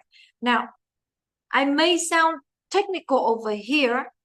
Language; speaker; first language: English; non-native, fluent; Vietnamese